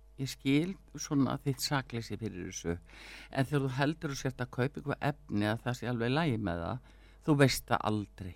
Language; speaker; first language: Icelandic; early bilingual, heritage; Icelandic